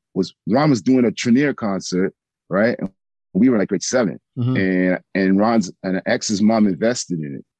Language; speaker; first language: English; native; English